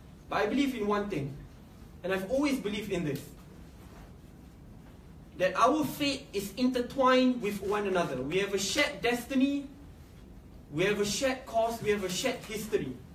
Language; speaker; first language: English; non-native, local second language; Malay